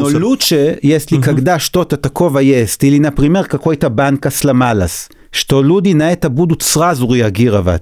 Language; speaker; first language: Russian; non-native, learner; Hebrew